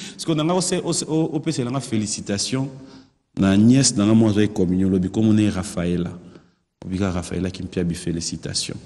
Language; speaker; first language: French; non-native, local second language; Lingala